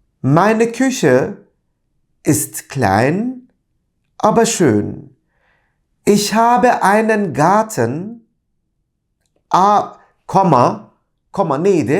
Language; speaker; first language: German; non-native, fluent; Turkish